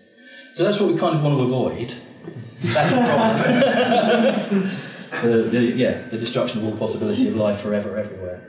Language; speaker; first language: English; native; English